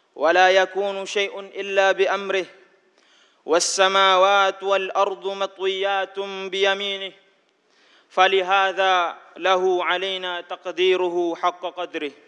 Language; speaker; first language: Arabic; non-native, fluent; Indonesian